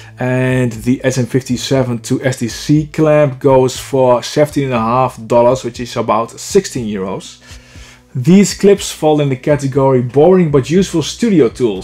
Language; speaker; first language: English; non-native, fluent; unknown